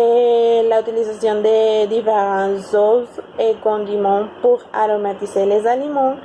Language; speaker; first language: French; non-native, learner; Spanish